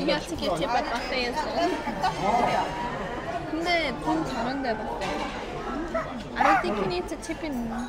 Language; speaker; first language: Korean; non-native, learner; English